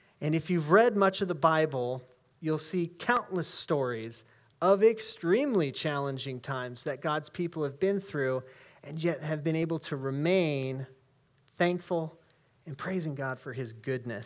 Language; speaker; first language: English; native; English